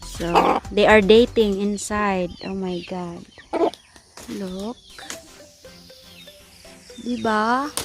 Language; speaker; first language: English; non-native, local second language; Filipino